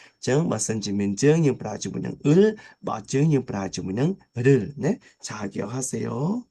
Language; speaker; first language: Korean; non-native, fluent; Khmer